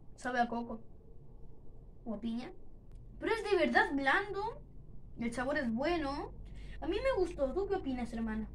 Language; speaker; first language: Spanish; native; Spanish